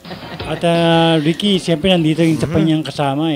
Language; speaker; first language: Filipino; native; Filipino